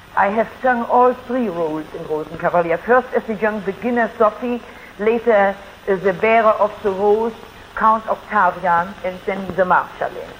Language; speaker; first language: English; non-native, fluent; German